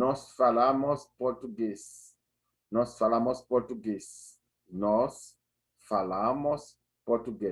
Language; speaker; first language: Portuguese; non-native, fluent; Haitian Creole